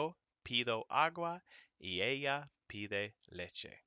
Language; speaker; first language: Spanish; non-native, fluent; English